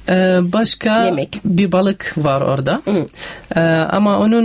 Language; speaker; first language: Turkish; non-native, learner; Arabic